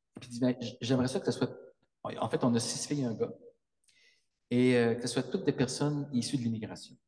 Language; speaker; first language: French; native; French